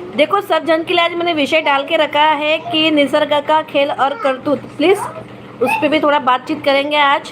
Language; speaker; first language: Hindi; non-native, local second language; Marathi